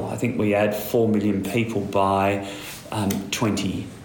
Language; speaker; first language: English; native; English